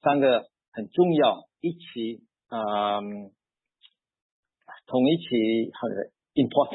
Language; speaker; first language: Chinese; early bilingual, heritage; Chinese